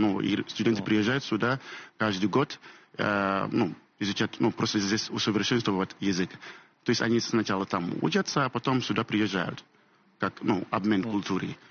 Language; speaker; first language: Russian; non-native, fluent; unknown